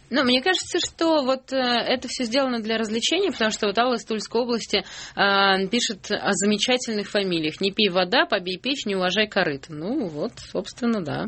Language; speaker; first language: Russian; native; Russian